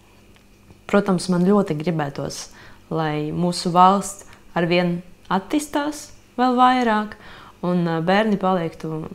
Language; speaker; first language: Latvian; non-native, local second language; Russian